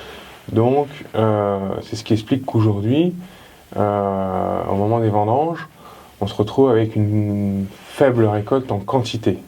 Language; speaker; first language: French; native; French